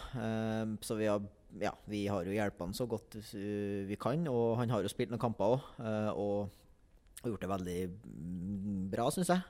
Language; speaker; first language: Norwegian; native; Norwegian